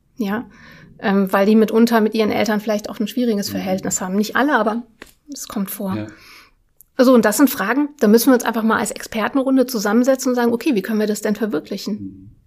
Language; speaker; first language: German; early bilingual, other home language; Russian